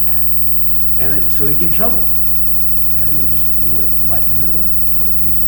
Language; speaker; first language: English; native; English